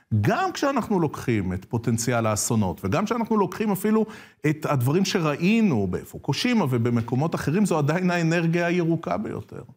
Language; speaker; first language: Hebrew; native; Hebrew